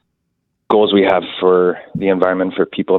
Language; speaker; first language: English; native; English